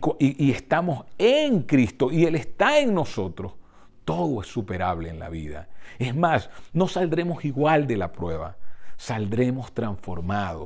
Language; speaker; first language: Spanish; native; Spanish